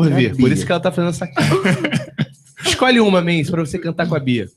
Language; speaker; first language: Portuguese; native; Portuguese